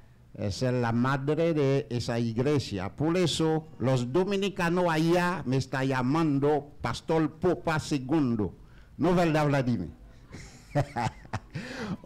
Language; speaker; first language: Spanish; non-native, learner; Haitian Creole